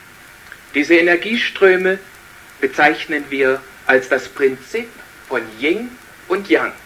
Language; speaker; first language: German; native; German